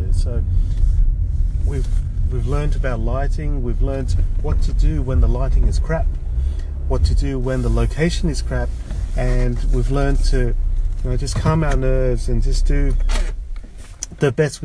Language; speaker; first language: English; native; English